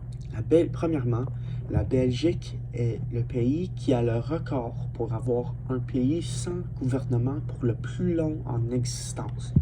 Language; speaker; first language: French; non-native, learner; English